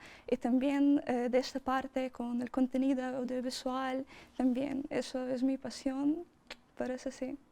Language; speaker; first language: Spanish; non-native, fluent; Russian